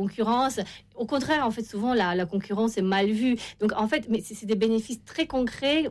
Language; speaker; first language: French; non-native, fluent; Romanian